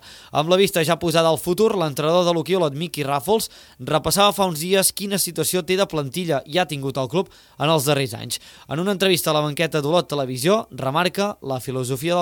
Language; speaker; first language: Catalan; native; Catalan